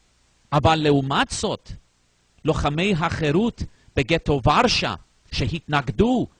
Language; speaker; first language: Hebrew; non-native, fluent; English